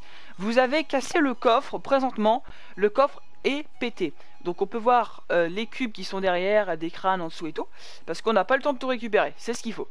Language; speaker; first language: French; native; French